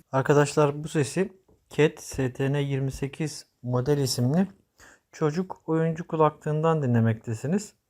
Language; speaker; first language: Turkish; native; Turkish